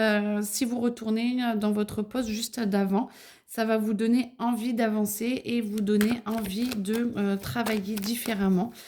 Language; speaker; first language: French; native; French